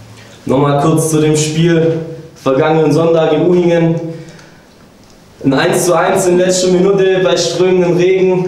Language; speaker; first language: German; native; German